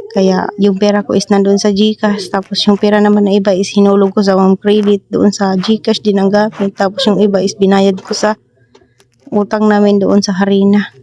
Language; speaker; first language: Filipino; native; Filipino